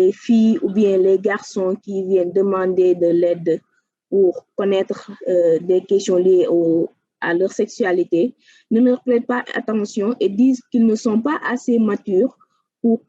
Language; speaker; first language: French; non-native, local second language; Wolof